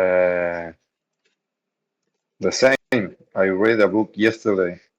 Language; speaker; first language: English; non-native, learner; Spanish